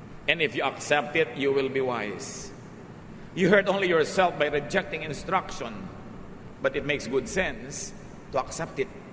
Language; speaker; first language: English; non-native, local second language; Filipino